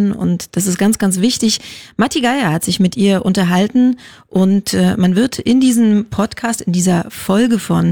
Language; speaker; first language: German; native; German